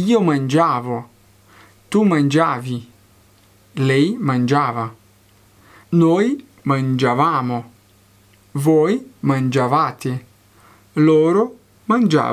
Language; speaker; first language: Italian; non-native, fluent; Portuguese